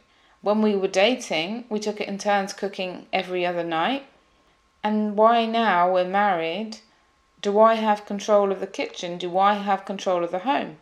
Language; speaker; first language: English; native; English